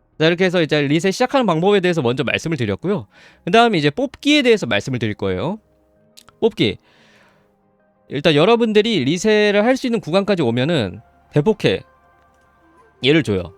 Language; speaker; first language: Korean; native; Korean